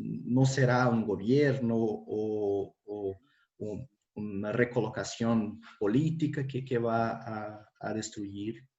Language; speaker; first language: Spanish; non-native, fluent; Portuguese